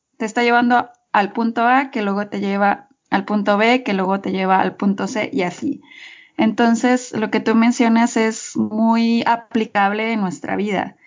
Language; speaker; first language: Spanish; native; Spanish